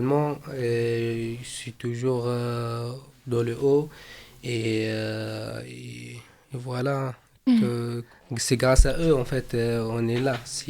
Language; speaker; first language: French; non-native, fluent; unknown